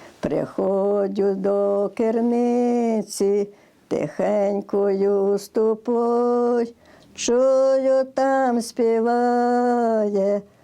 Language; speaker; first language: Ukrainian; native; Ukrainian